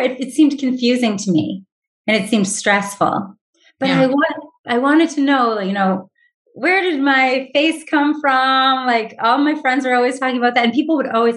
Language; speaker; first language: English; native; English